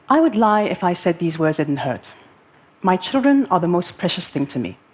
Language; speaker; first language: English; non-native, fluent; Arabic